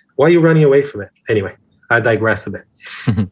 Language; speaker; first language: English; non-native, fluent; Portuguese